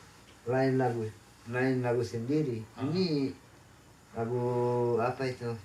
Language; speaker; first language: Indonesian; non-native, local second language; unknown